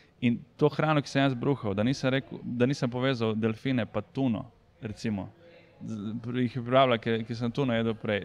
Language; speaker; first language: Slovenian; early bilingual, other home language; Serbian